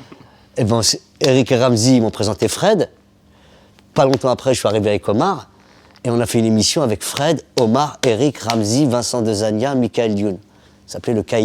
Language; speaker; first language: French; early bilingual, other home language; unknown